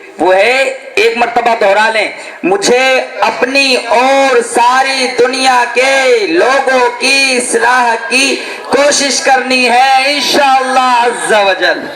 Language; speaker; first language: Urdu; native; Urdu